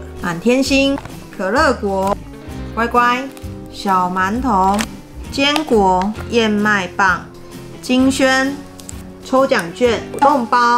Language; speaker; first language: Chinese; native; Chinese